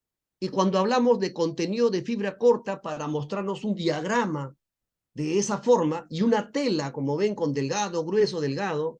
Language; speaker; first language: Spanish; native; Spanish